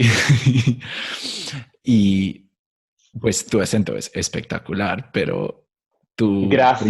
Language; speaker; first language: Spanish; non-native, fluent; English